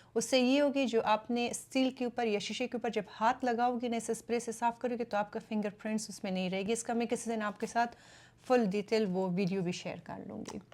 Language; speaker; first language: Urdu; non-native, fluent; Persian